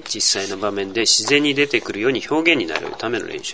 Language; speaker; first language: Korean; non-native, fluent; Japanese